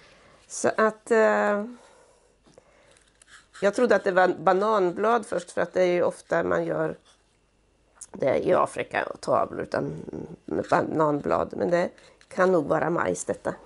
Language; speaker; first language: Swedish; native; Swedish